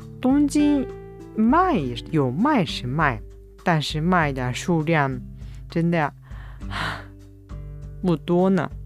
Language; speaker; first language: Chinese; non-native, fluent; Japanese